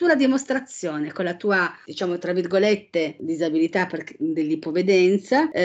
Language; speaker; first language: Italian; native; Italian